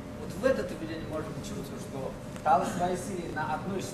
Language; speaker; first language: Russian; non-native, learner; Chinese